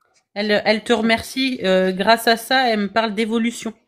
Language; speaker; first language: French; native; French